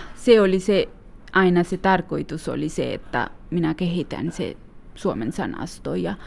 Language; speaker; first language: Finnish; non-native, fluent; Urdu